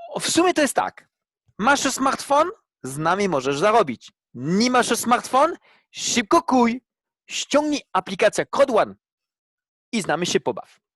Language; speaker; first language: Polish; non-native, fluent; French